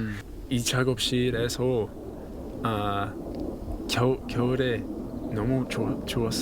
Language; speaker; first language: Korean; non-native, learner; English